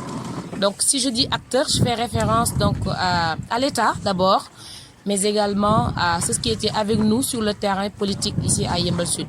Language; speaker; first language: French; non-native, local second language; Wolof